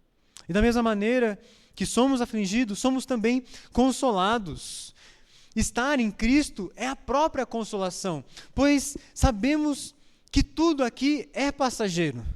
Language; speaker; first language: Portuguese; native; Portuguese